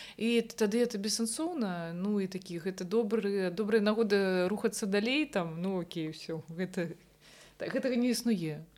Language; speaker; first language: Belarusian; non-native, local second language; Russian